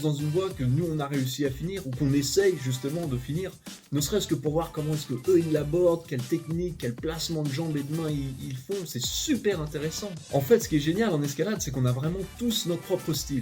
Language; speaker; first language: French; native; French